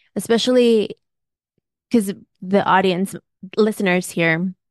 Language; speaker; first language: English; early bilingual, other home language; Spanish